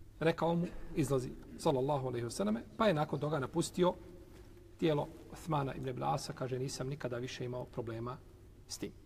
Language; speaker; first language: Bosnian; native; Bosnian